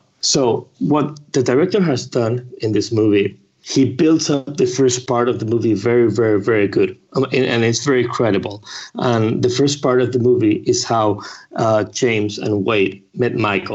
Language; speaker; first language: English; non-native, fluent; Spanish